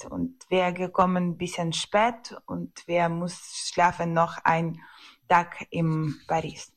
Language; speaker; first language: German; non-native, learner; Ukrainian